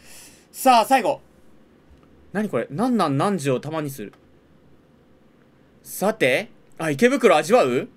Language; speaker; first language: Japanese; native; Japanese